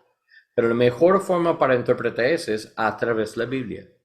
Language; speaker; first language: Spanish; non-native, learner; English